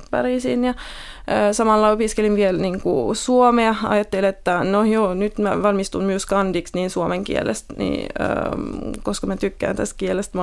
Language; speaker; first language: Finnish; non-native, fluent; French